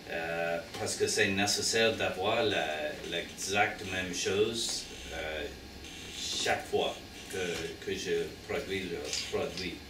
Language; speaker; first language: French; non-native, learner; English